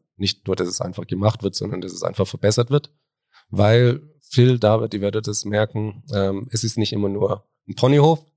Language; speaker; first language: German; native; German